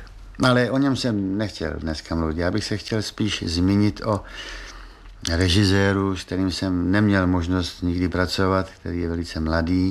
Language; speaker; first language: Czech; native; Czech